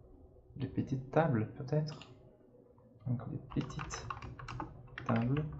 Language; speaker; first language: French; non-native, fluent; Portuguese